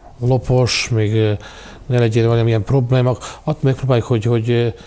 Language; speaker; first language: Hungarian; non-native, local second language; Serbian